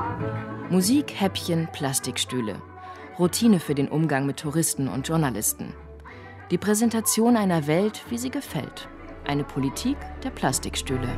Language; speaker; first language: German; native; German